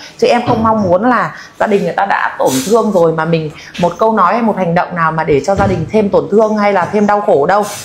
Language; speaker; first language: Vietnamese; native; Vietnamese